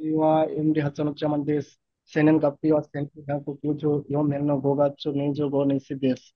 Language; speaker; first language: Japanese; non-native, learner; Bangla